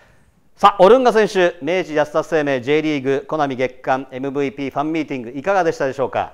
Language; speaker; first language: Japanese; native; Japanese